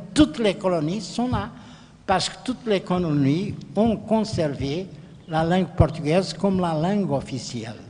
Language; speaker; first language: French; non-native, fluent; Portuguese